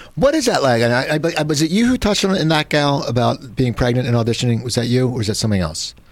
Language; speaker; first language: English; native; English